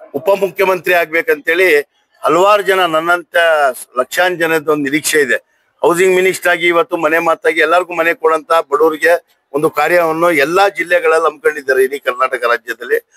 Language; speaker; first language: Kannada; non-native, local second language; Urdu